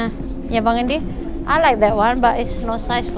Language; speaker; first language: English; non-native, learner; Indonesian